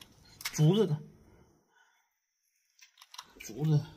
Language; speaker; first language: Chinese; native; Chinese